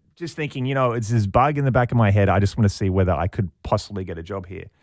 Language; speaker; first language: English; native; English